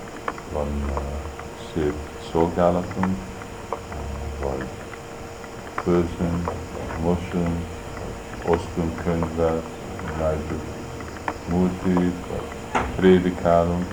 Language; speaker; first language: Hungarian; early bilingual, heritage; Hungarian